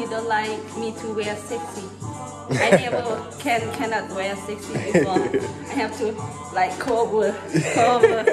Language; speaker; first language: English; non-native, learner; Thai